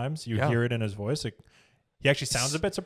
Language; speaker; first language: English; native; English